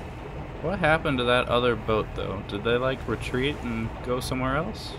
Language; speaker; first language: English; native; English